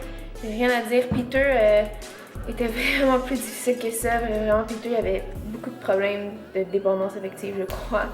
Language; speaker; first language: French; native; French